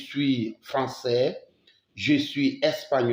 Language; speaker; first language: French; non-native, fluent; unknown